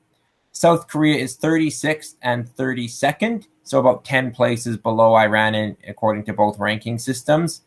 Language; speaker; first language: English; native; English